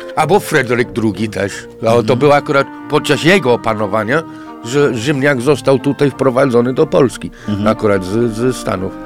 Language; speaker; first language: Polish; non-native, fluent; English